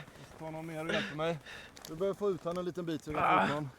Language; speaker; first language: Swedish; native; Swedish